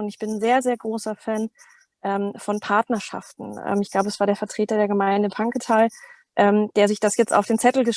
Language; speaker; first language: German; native; German